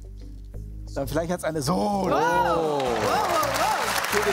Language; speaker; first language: German; native; German